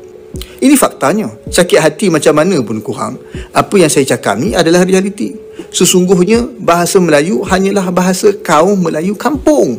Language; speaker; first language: Malay; native; Malay